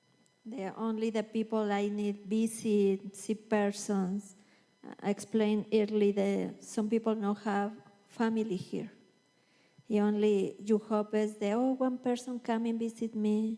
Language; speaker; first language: English; non-native, learner; Spanish